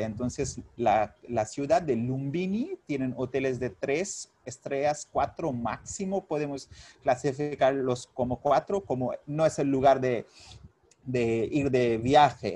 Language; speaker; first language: Spanish; non-native, fluent; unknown